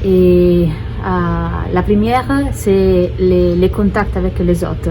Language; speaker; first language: French; non-native, fluent; Italian